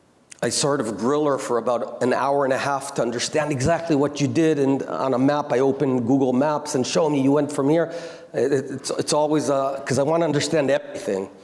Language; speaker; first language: English; non-native, local second language; Hebrew